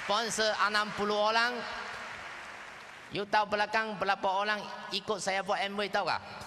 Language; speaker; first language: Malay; non-native, local second language; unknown